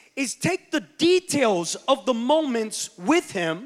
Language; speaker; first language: English; early bilingual, other home language; Spanish